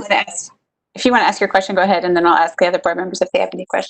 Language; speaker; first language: English; native; English